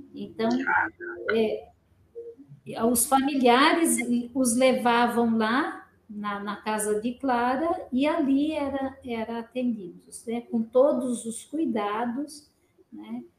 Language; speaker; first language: Portuguese; native; Portuguese